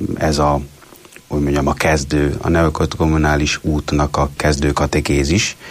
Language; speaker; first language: Hungarian; non-native, fluent; Italian